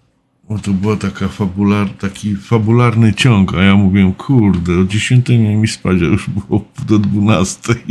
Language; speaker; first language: Polish; native; Polish